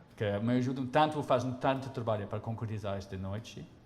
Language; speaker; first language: Portuguese; non-native, fluent; English